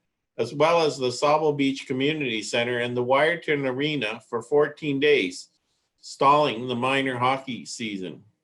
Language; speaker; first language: English; native; English